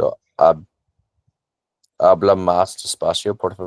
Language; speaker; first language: Spanish; non-native, learner; English